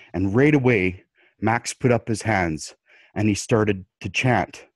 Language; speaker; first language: English; native; English